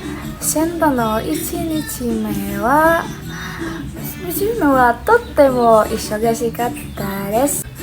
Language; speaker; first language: Japanese; non-native, learner; Indonesian